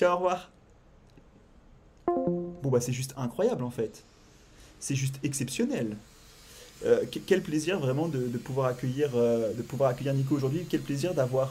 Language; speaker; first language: French; native; French